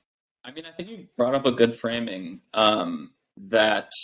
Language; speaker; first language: English; native; English